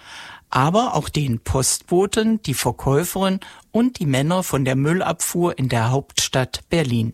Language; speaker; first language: German; native; German